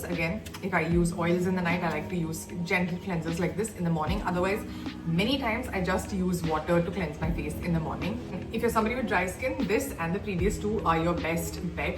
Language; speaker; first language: English; native; English